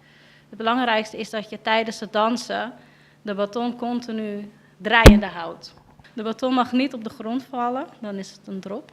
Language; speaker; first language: Dutch; native; Dutch